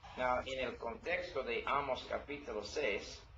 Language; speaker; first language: Spanish; non-native, learner; English